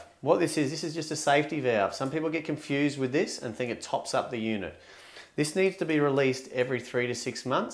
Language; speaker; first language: English; native; English